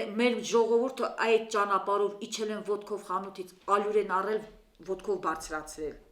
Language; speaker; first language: Armenian; native; Armenian